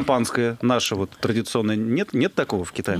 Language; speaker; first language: Russian; native; Russian